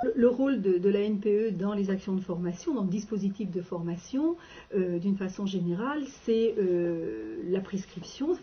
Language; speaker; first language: French; native; French